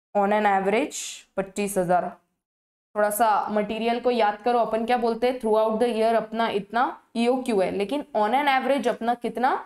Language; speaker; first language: Hindi; native; Hindi